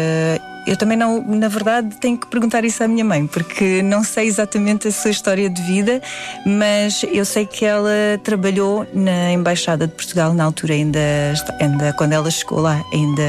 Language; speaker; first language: Portuguese; early bilingual, other home language; Indonesian